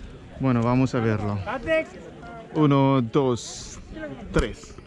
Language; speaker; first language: Spanish; non-native, fluent; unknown